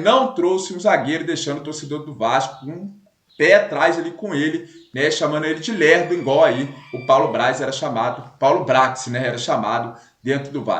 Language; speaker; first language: Portuguese; native; Portuguese